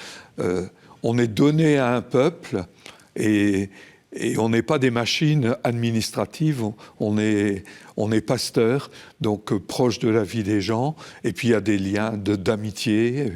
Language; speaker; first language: French; native; French